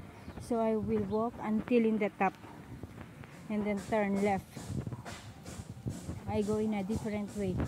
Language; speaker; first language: English; non-native, local second language; Filipino